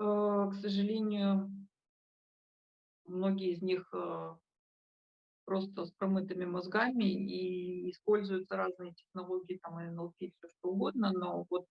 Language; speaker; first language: Russian; native; Russian